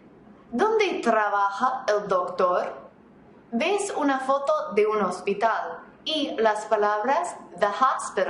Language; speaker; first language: Spanish; non-native, fluent; English